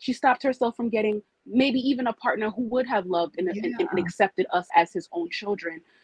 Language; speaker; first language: English; native; English